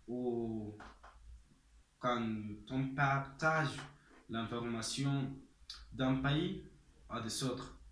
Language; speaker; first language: French; non-native, learner; Spanish